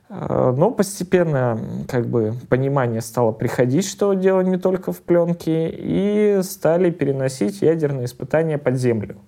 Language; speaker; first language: Russian; native; Russian